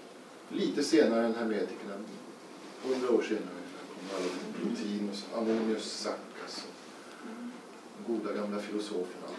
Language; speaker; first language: Swedish; native; Swedish